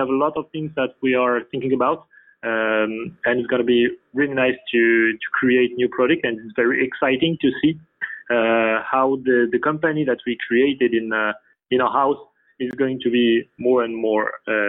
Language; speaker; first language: English; non-native, fluent; French